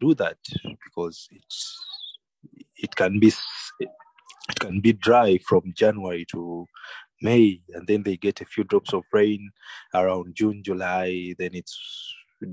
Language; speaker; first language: English; non-native, local second language; Ganda